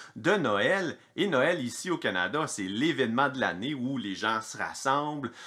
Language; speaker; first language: French; native; French